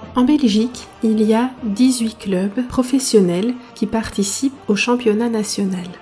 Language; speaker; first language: French; native; French